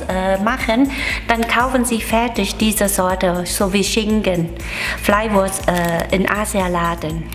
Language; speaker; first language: German; non-native, learner; Vietnamese